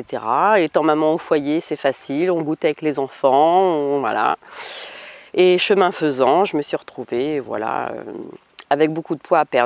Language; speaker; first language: French; native; French